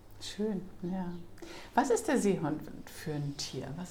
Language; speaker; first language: German; native; German